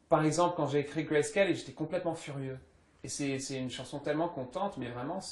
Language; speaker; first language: French; early bilingual, other home language; English